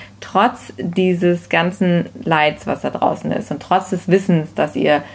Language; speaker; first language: German; native; German